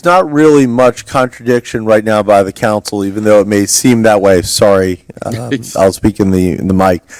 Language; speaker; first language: English; native; English